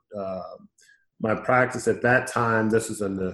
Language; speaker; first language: English; native; English